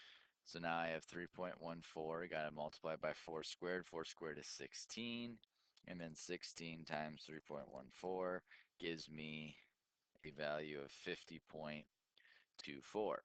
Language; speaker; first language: English; native; English